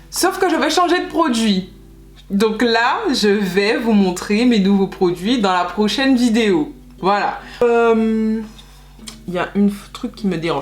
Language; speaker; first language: French; native; French